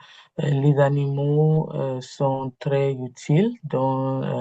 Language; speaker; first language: French; non-native, learner; Igbo